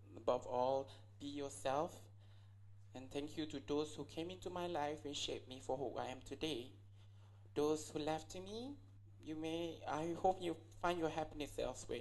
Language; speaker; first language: English; non-native, local second language; Malay